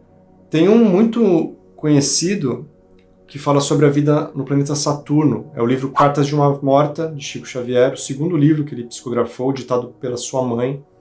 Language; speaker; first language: Portuguese; native; Portuguese